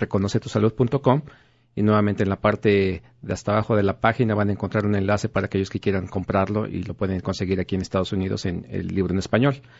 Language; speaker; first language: Spanish; native; Spanish